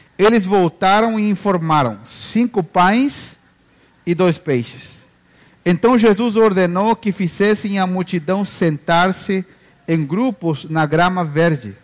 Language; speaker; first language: Portuguese; non-native, fluent; Spanish